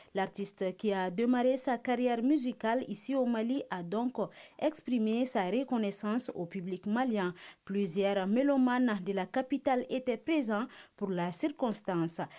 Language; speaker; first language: French; non-native, local second language; Bambara